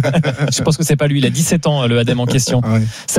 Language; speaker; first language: French; native; French